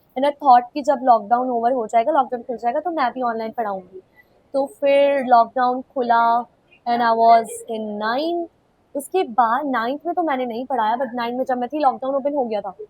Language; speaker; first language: Hindi; non-native, local second language; Kashmiri